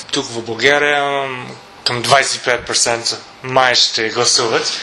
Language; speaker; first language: Bulgarian; non-native, learner; English